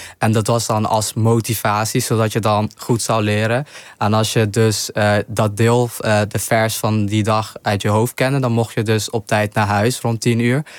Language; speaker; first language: Dutch; early bilingual, other home language; Somali